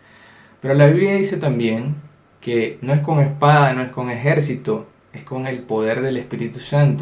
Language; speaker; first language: Spanish; native; Spanish